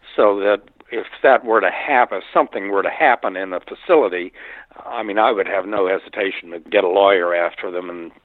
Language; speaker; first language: English; native; English